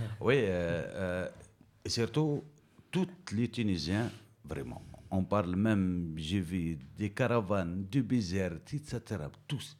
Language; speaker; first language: French; non-native, learner; Berber languages